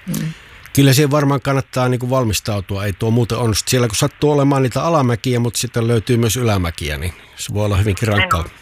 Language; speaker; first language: Finnish; native; Finnish